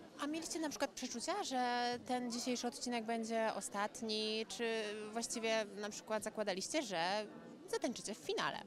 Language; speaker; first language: Polish; native; Polish